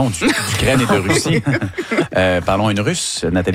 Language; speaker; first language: French; native; French